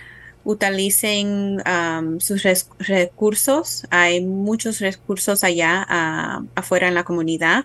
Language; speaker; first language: Spanish; early bilingual, heritage; Spanish